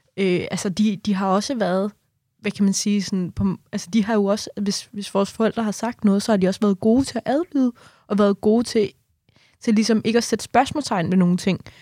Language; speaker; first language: Danish; early bilingual, other home language; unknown